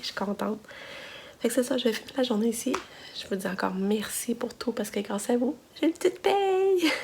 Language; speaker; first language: French; native; French